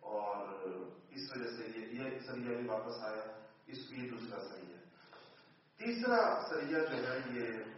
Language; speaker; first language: Urdu; non-native, local second language; Pashto